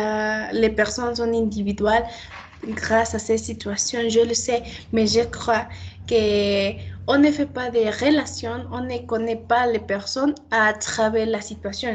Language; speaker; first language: French; non-native, learner; Spanish